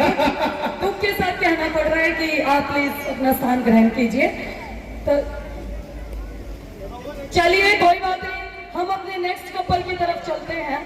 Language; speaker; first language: Hindi; native; Hindi